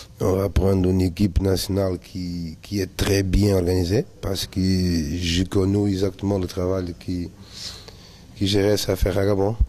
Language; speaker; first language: French; non-native, learner; Portuguese